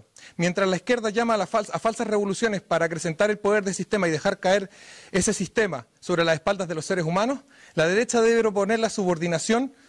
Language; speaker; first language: Spanish; native; Spanish